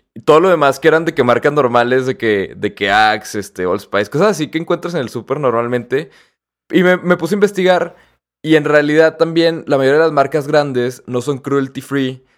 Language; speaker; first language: Spanish; native; Spanish